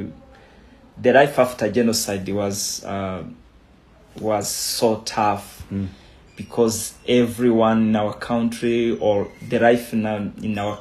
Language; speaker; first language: English; non-native, local second language; Kinyarwanda